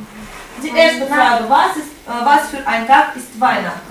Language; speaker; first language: German; non-native, fluent; Russian